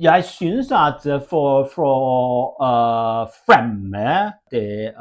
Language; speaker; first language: Norwegian; non-native, learner; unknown